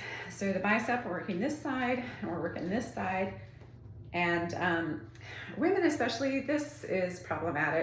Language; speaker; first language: English; native; English